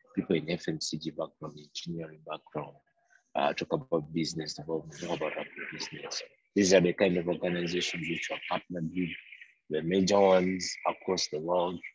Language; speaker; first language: English; non-native, local second language; Ganda